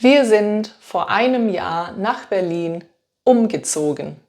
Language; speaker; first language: German; non-native, fluent; English